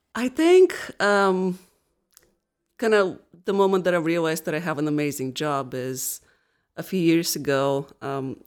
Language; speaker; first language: English; non-native, fluent; Bulgarian